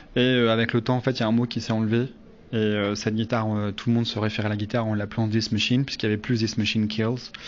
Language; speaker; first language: French; native; French